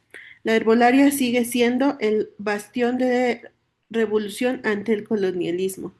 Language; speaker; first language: Spanish; native; Spanish